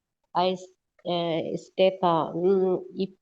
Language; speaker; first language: English; non-native, learner; Sinhala